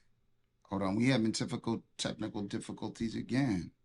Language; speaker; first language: English; native; English